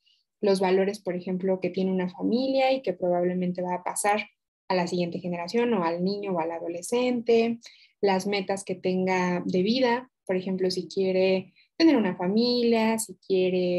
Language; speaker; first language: Spanish; native; Spanish